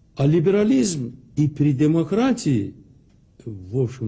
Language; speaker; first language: Russian; non-native, local second language; Azerbaijani